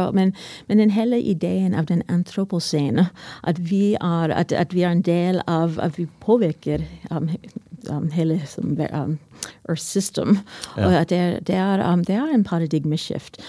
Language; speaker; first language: Norwegian; non-native, fluent; English